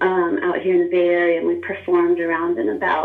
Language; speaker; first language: English; native; English